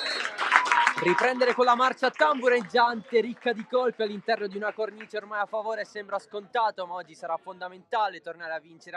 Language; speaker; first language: Italian; native; Italian